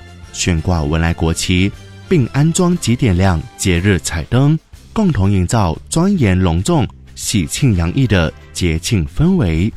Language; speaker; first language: Chinese; native; Chinese